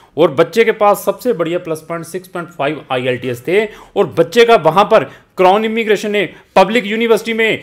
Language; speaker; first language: Hindi; native; Hindi